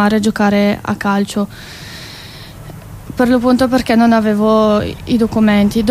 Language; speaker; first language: Italian; non-native, fluent; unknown